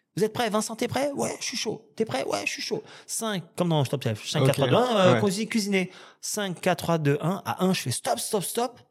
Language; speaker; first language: French; native; French